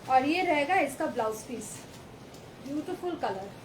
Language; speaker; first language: Hindi; non-native, local second language; Bangla